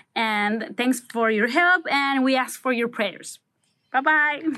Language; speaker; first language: English; non-native, fluent; Spanish